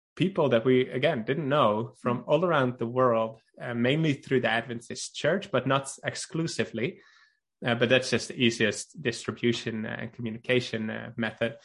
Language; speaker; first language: English; non-native, fluent; Dutch